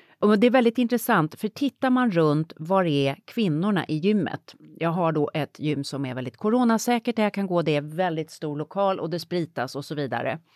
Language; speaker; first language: Swedish; native; Swedish